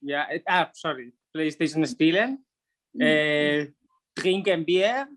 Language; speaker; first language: German; non-native, learner; Spanish